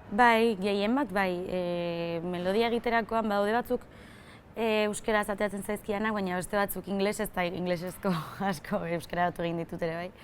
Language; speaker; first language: Basque; native; Basque